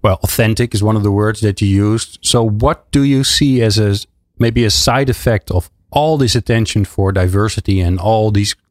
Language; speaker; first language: English; non-native, fluent; Dutch